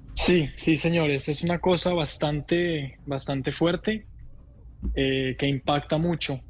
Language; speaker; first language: Spanish; native; Spanish